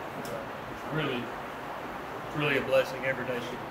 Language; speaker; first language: English; native; English